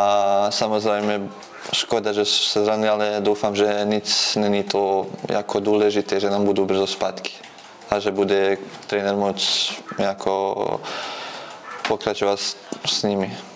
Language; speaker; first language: Czech; non-native, fluent; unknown